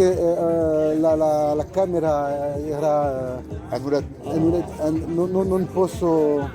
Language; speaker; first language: Italian; non-native, learner; French